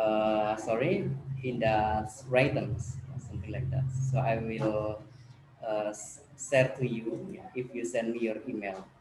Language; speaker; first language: English; non-native, learner; Indonesian